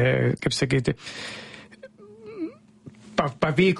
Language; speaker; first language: Lithuanian; non-native, fluent; Italian